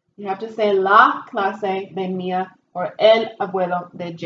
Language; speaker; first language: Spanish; non-native, fluent; English